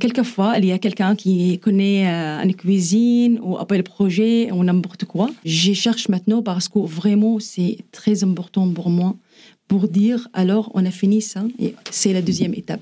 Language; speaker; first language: French; non-native, learner; Arabic